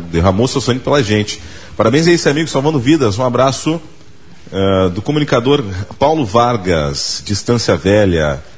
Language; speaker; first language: Portuguese; native; Portuguese